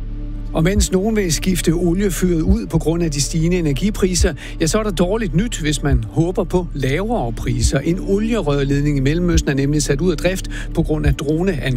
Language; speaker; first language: Danish; native; Danish